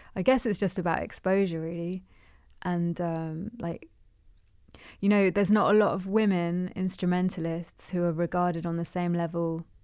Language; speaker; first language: English; native; English